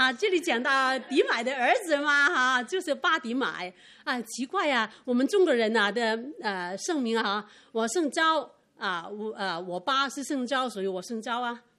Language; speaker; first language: Chinese; non-native, local second language; Cantonese